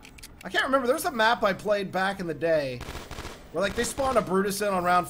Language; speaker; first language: English; native; English